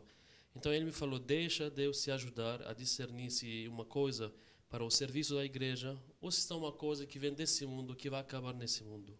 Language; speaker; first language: Portuguese; non-native, fluent; Arabic